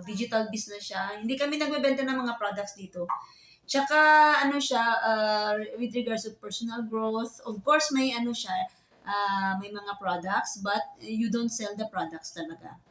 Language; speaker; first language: Filipino; native; Filipino